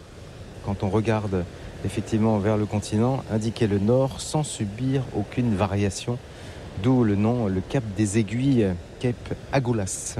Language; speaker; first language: French; native; French